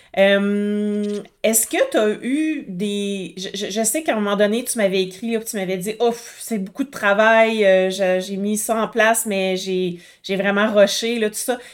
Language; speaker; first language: French; native; French